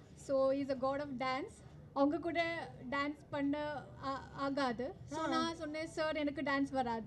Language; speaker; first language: Tamil; non-native, learner; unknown